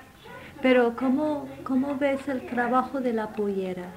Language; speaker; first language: Spanish; non-native, fluent; English